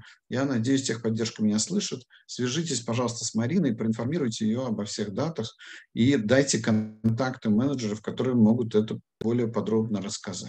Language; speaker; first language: Russian; native; Russian